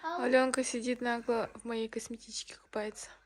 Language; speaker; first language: Russian; native; Russian